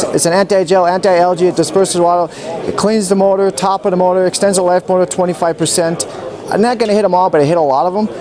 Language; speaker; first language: English; native; English